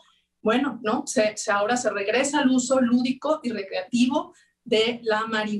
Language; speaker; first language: Spanish; native; Spanish